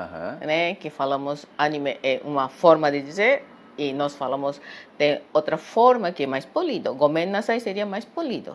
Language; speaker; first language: Portuguese; non-native, fluent; Japanese